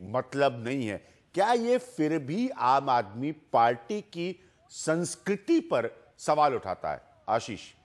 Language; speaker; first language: Hindi; native; Hindi